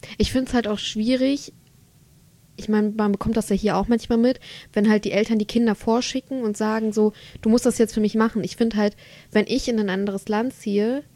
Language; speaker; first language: German; early bilingual, other home language; Macedonian